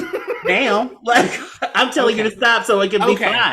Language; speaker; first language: English; native; English